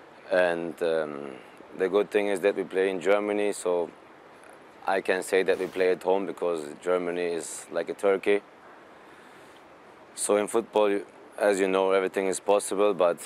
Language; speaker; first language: English; non-native, fluent; German